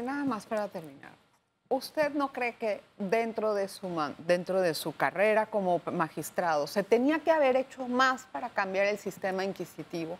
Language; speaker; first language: Spanish; native; Spanish